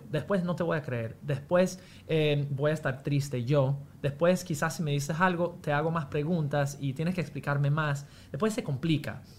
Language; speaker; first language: Spanish; non-native, fluent; English